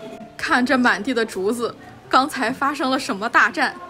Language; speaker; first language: Chinese; native; Chinese